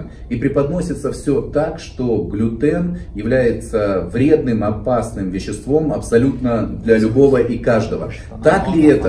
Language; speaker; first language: Russian; native; Russian